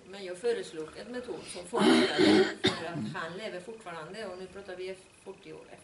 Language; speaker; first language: Swedish; non-native, fluent; Spanish